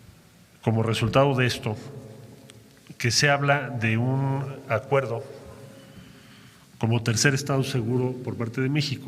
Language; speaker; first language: Spanish; native; Spanish